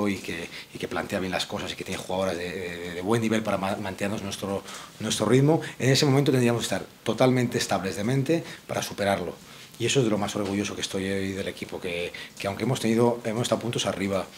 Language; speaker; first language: Spanish; native; Spanish